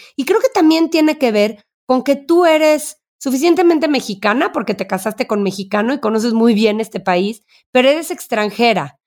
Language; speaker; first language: Spanish; native; Spanish